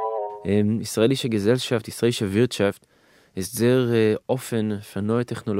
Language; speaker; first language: German; non-native, fluent; Hebrew